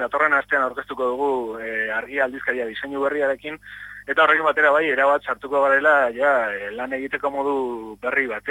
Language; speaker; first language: Basque; native; Basque